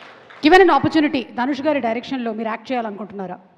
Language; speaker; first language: Telugu; native; Telugu